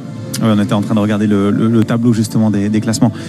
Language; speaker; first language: French; native; French